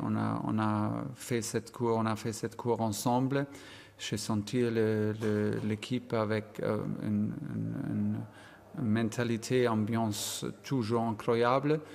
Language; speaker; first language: French; non-native, learner; German